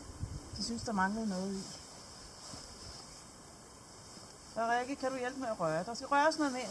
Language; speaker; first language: Danish; native; Danish